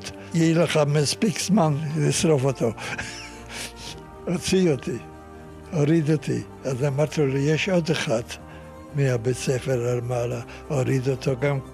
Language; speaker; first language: Hebrew; non-native, fluent; Yiddish